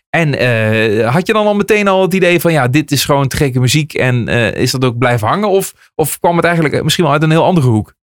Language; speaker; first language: Dutch; native; Dutch